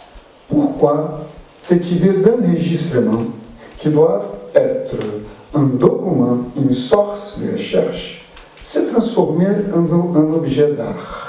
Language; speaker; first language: French; non-native, fluent; Portuguese